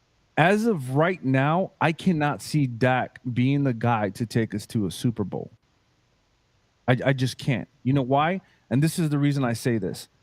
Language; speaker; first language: English; native; English